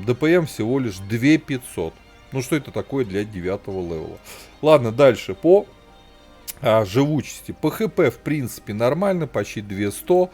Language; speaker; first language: Russian; native; Russian